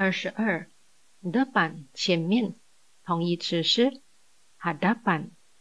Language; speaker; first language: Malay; non-native, local second language; Chinese